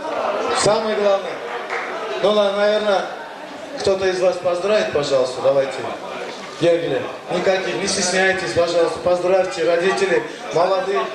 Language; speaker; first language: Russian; non-native, local second language; Azerbaijani